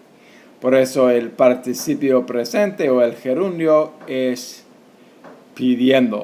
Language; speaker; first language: Spanish; non-native, fluent; English